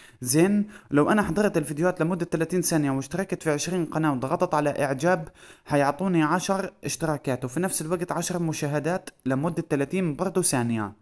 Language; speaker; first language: Arabic; native; Arabic